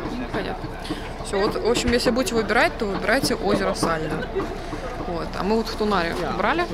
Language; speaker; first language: Russian; native; Russian